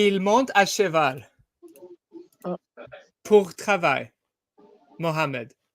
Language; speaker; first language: French; non-native, learner; English